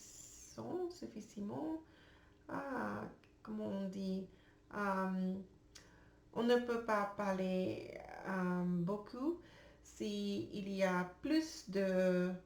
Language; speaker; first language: French; non-native, learner; English